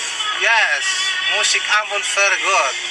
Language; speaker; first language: English; non-native, learner; Indonesian